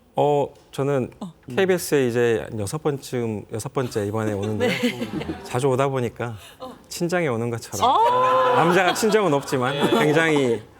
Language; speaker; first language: Korean; native; Korean